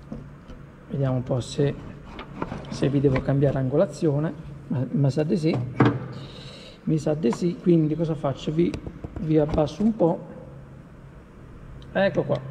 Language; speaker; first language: Italian; native; Italian